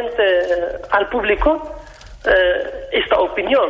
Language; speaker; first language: Spanish; non-native, fluent; Arabic